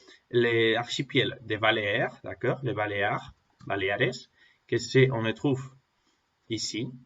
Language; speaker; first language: French; non-native, fluent; Spanish